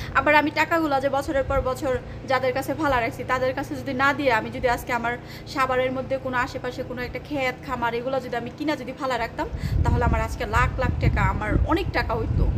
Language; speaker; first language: Bangla; native; Bangla